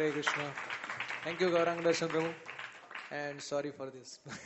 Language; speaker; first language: English; non-native, local second language; Marathi